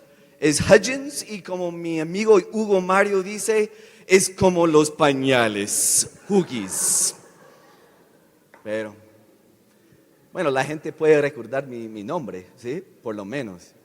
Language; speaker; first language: Spanish; non-native, fluent; English